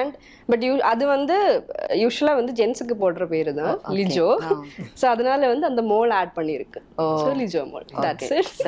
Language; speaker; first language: Tamil; non-native, local second language; Malayalam